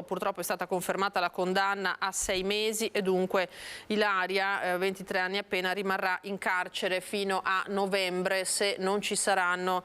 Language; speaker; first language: Italian; native; Italian